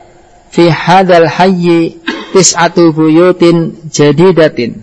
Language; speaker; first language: Arabic; non-native, fluent; Indonesian